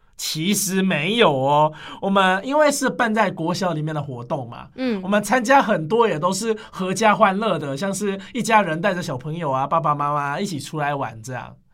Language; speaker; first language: Chinese; native; Chinese